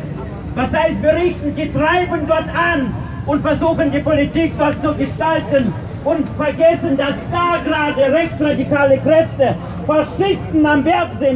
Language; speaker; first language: German; non-native, fluent; Russian